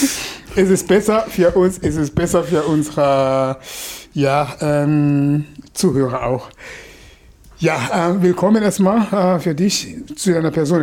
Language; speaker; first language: German; non-native, fluent; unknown